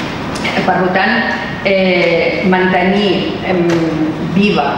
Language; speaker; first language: Catalan; non-native, local second language; Spanish